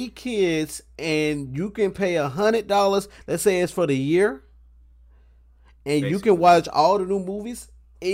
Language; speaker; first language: English; native; English